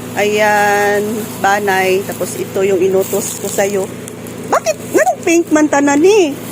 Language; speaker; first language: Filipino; non-native, local second language; Cebuano